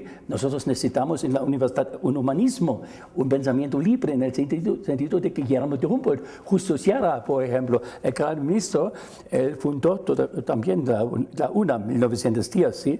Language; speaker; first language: Spanish; non-native, fluent; German